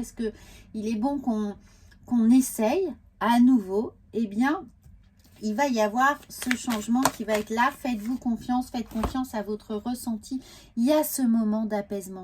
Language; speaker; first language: French; native; French